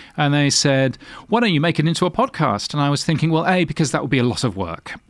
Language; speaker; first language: English; native; English